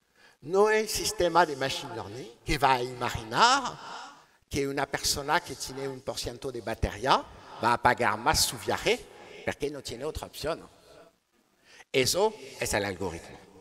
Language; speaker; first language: Spanish; non-native, learner; French